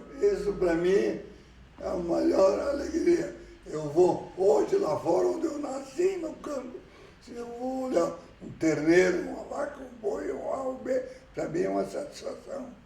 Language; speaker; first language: Portuguese; early bilingual, other home language; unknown